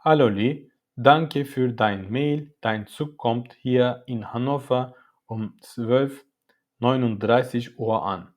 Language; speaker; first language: German; non-native, learner; Turkish